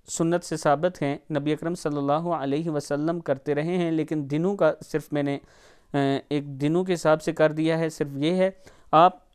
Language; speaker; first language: Urdu; non-native, local second language; Punjabi